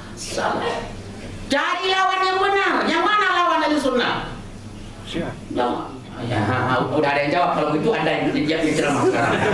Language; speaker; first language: Indonesian; non-native, local second language; Achinese